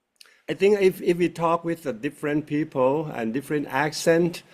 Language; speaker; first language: English; non-native, fluent; Thai